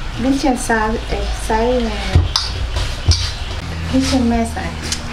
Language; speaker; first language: German; non-native, learner; Thai